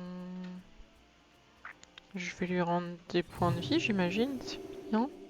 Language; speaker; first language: French; native; French